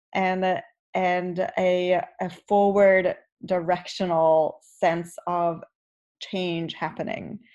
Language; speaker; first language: English; native; English